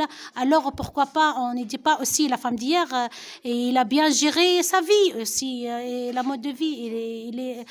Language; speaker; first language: French; non-native, local second language; Arabic